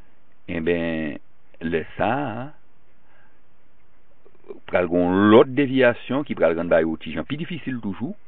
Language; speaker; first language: French; non-native, local second language; Haitian Creole